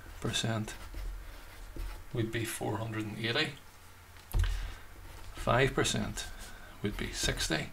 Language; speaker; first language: English; native; English